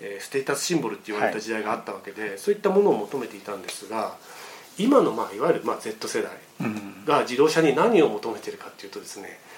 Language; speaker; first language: Japanese; native; Japanese